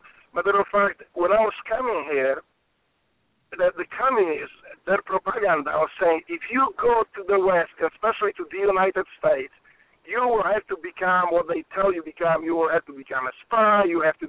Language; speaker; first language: English; non-native, fluent; Polish